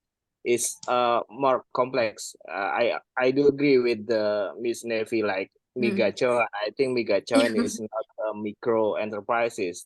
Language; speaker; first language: English; non-native, fluent; Indonesian